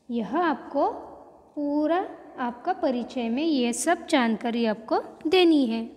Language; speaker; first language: Hindi; non-native, local second language; Marathi